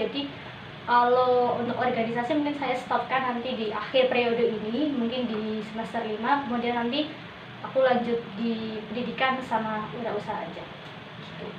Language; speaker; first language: Indonesian; native; Indonesian